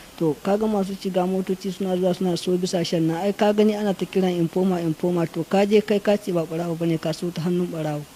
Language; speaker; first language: Hausa; non-native, local second language; Fula